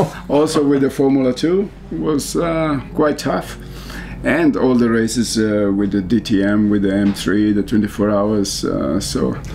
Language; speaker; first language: English; non-native, fluent; Spanish